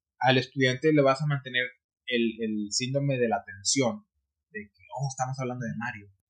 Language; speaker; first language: Spanish; early bilingual, heritage; Spanish